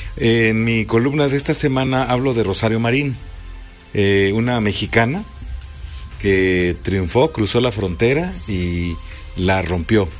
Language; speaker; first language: Spanish; native; Spanish